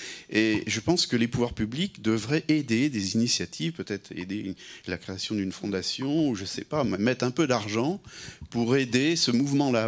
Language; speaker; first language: French; native; French